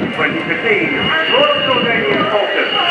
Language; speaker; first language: English; native; English